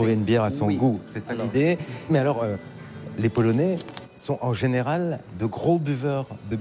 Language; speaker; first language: French; native; French